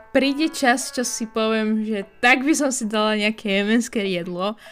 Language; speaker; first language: Slovak; non-native, fluent; Arabic